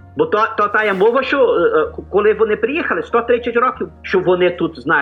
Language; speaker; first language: Ukrainian; early bilingual, heritage; Portuguese